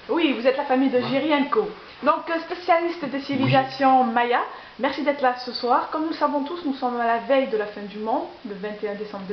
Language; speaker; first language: French; native; French